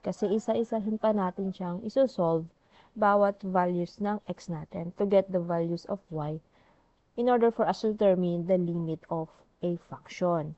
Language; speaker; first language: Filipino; native; Filipino